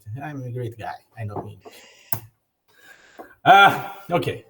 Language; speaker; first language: English; non-native, learner; Portuguese